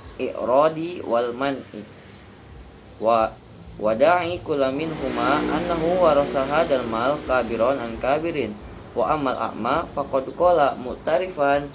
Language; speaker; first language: Arabic; non-native, learner; Indonesian